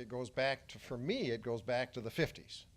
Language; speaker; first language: English; native; English